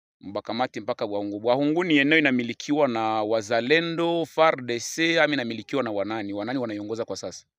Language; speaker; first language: Swahili; native; Swahili